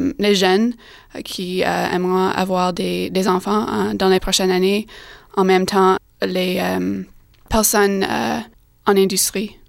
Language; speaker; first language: French; non-native, fluent; English